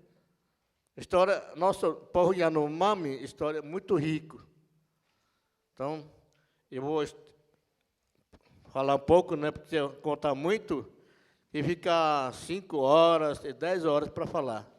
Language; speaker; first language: Portuguese; non-native, local second language; Yanomámi